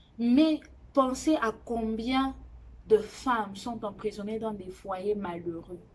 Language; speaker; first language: French; non-native, local second language; Lingala